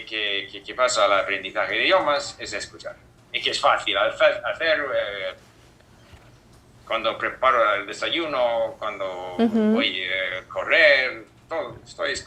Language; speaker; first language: Spanish; non-native, fluent; English